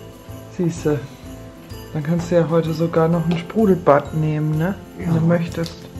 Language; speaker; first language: German; native; German